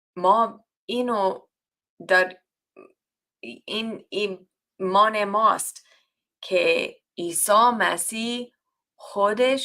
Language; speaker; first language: Persian; non-native, learner; English